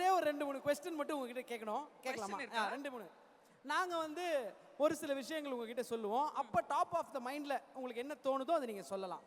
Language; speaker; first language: Tamil; native; Tamil